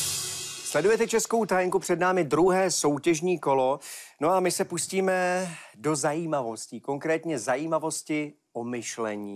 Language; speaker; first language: Czech; native; Czech